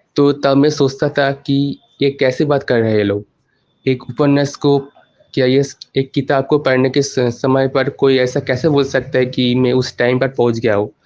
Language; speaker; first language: Hindi; non-native, local second language; Bangla